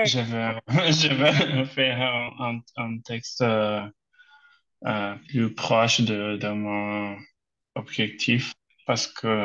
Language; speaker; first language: French; non-native, learner; Portuguese